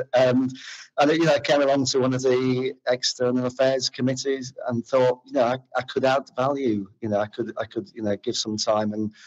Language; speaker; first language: English; native; English